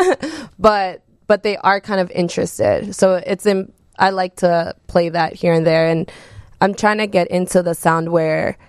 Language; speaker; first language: English; early bilingual, other home language; Spanish